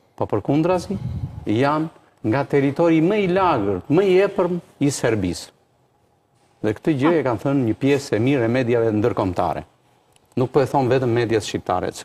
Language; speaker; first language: Albanian; native; Albanian